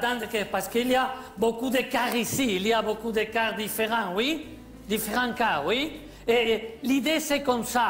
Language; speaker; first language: French; non-native, learner; Spanish